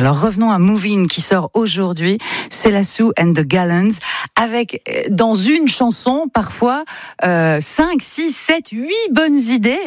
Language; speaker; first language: French; native; French